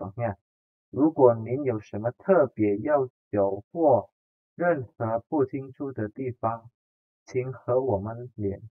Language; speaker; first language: Chinese; non-native, fluent; Indonesian